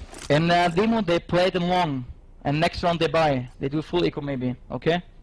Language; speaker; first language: English; non-native, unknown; German